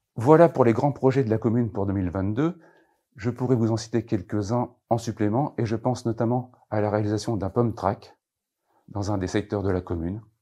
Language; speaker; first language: French; native; French